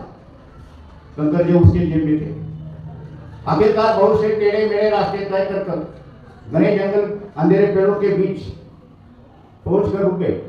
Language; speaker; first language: Hindi; non-native, local second language; Marathi